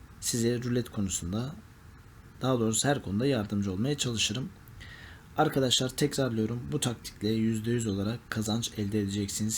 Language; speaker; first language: Turkish; native; Turkish